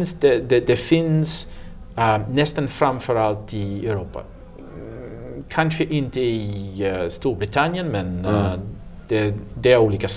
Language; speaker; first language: Swedish; non-native, learner; English